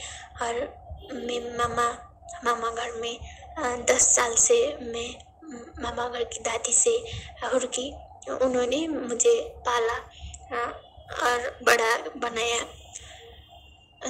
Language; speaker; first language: Hindi; non-native, learner; Nepali